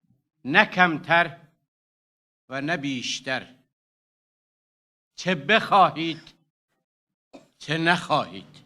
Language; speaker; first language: Persian; non-native, local second language; Arabic